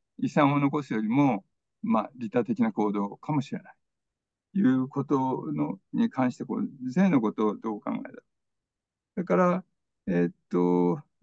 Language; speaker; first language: Japanese; native; Japanese